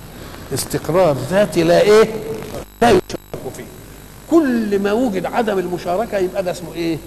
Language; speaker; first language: Arabic; native; Arabic